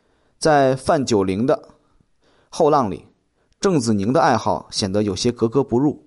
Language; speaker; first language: Chinese; native; Chinese